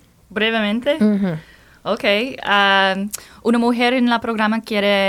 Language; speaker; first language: Spanish; non-native, learner; English